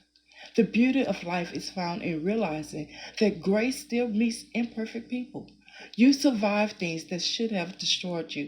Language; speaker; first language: English; native; English